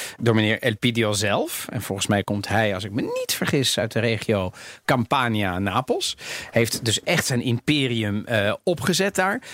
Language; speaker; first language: Dutch; native; Dutch